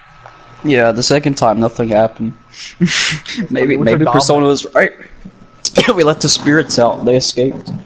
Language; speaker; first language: English; native; English